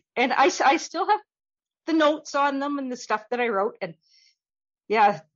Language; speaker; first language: English; native; English